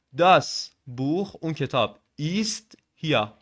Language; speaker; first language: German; non-native, fluent; Persian